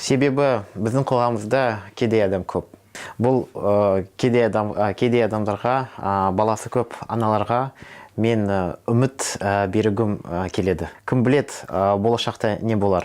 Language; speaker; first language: Kazakh; non-native, local second language; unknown